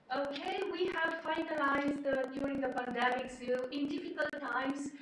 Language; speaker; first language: English; non-native, fluent; Romanian